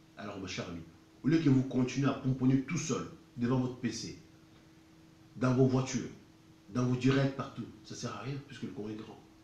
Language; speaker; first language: French; non-native, local second language; Lingala